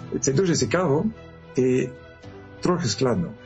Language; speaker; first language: Ukrainian; non-native, learner; French